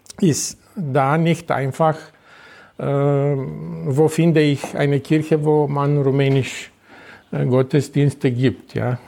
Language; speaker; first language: German; non-native, fluent; Romanian